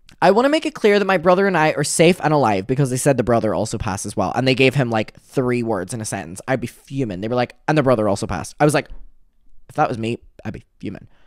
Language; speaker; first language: English; native; English